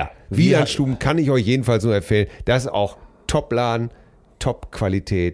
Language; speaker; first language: German; native; German